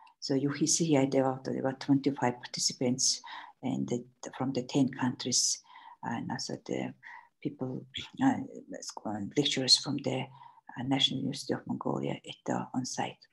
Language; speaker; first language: English; non-native, learner; Mongolian